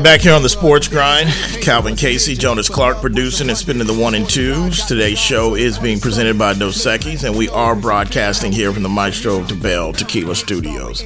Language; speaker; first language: English; native; English